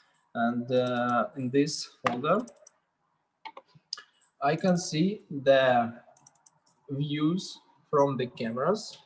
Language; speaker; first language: English; non-native, learner; Russian